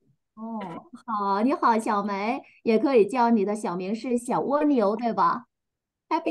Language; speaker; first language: Chinese; non-native, fluent; Vietnamese